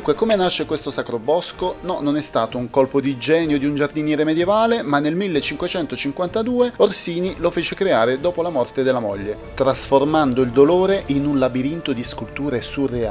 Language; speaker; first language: Italian; native; Italian